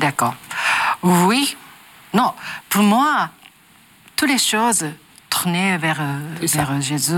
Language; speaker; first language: French; non-native, learner; Japanese